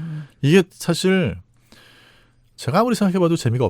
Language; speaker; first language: Korean; native; Korean